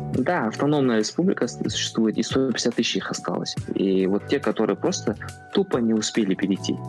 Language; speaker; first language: Russian; non-native, local second language; Kazakh